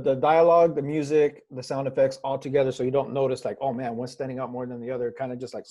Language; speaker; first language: English; native; English